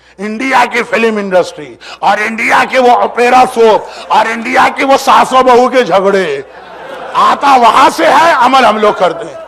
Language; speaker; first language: Urdu; native; Urdu